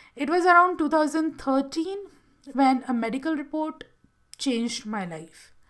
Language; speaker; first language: English; non-native, local second language; Gujarati